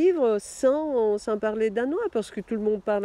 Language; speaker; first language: French; non-native, fluent; Russian